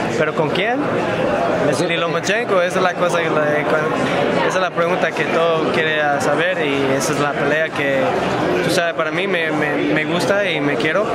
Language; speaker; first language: Spanish; early bilingual, heritage; English